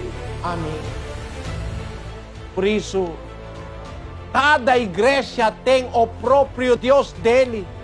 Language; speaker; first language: Portuguese; non-native, local second language; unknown